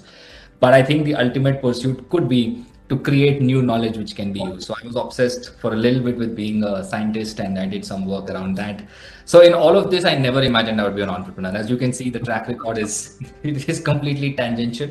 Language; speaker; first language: English; non-native, local second language; Telugu